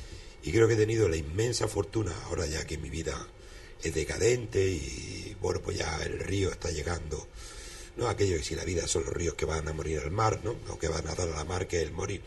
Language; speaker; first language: Spanish; native; Spanish